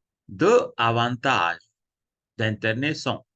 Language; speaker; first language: French; non-native, fluent; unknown